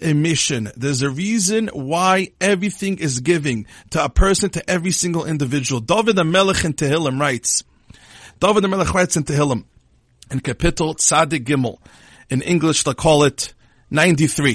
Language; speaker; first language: English; non-native, fluent; Hebrew